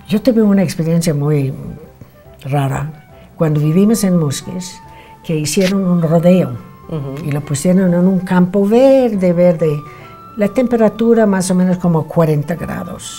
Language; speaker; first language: Spanish; non-native, fluent; English